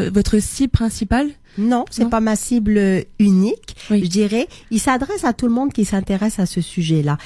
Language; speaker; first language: French; non-native, local second language; Arabic